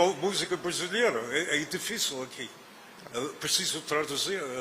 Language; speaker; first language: Portuguese; non-native, learner; English